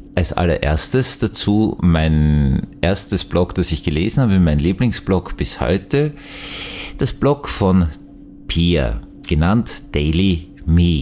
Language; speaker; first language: German; native; German